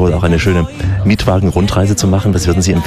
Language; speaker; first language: German; native; German